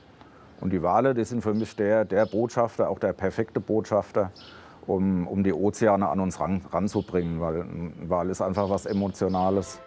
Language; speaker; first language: German; native; German